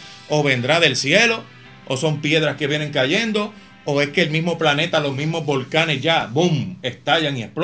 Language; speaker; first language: Spanish; native; Spanish